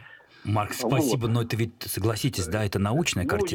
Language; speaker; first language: Russian; native; Russian